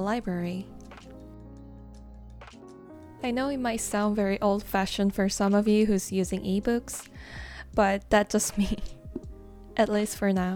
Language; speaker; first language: English; non-native, fluent; Korean